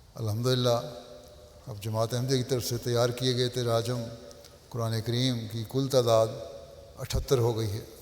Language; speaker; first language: Urdu; native; Urdu